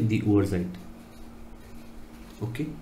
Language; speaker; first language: German; non-native, learner; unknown